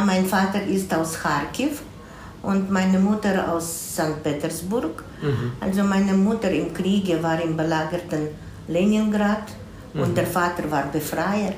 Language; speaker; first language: German; non-native, fluent; Russian